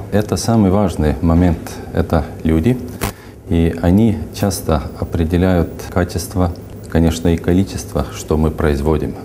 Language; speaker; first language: Russian; non-native, local second language; Latvian